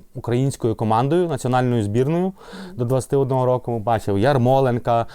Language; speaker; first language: Ukrainian; native; Ukrainian